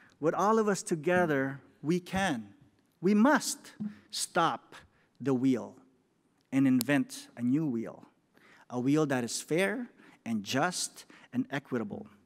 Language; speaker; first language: English; non-native, local second language; Filipino